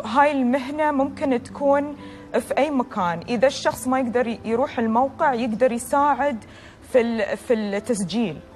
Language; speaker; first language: Arabic; native; Arabic